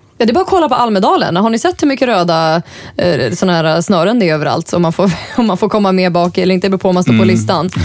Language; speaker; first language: Swedish; native; Swedish